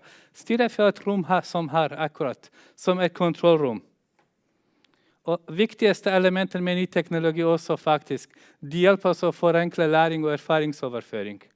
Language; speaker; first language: Norwegian; non-native, fluent; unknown